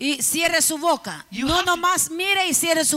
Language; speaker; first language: Spanish; native; Spanish